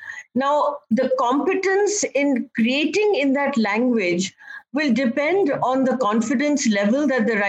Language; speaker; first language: English; non-native, local second language; Bangla